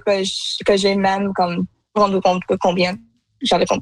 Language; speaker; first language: French; non-native, local second language; Punjabi